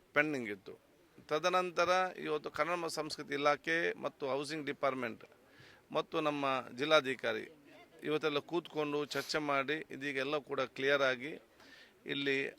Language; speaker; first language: Kannada; non-native, local second language; Malayalam